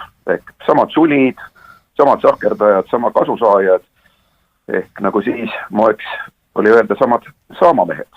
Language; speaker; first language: Estonian; native; Estonian